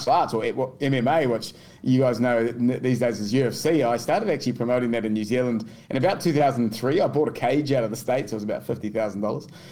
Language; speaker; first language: English; native; English